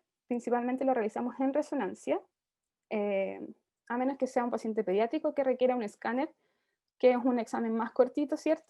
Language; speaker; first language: Spanish; native; Spanish